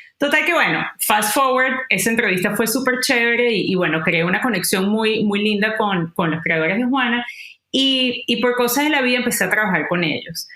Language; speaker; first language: Spanish; native; Spanish